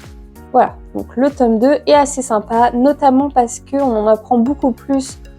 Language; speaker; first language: French; native; French